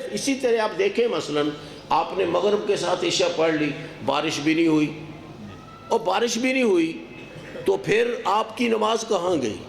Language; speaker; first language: Urdu; non-native, local second language; Punjabi